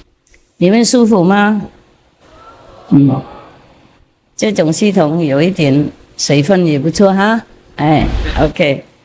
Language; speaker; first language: Chinese; non-native, fluent; Vietnamese